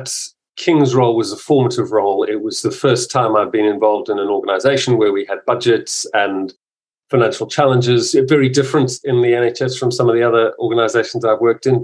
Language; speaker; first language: English; native; English